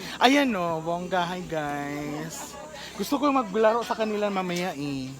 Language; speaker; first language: Filipino; native; Filipino